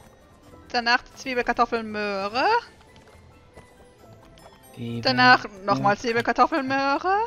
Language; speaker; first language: German; native; German